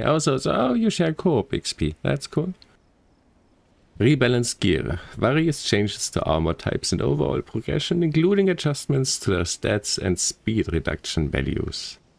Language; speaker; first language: English; non-native, fluent; German